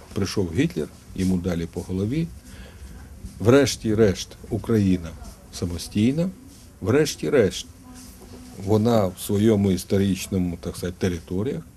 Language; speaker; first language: Ukrainian; non-native, local second language; Russian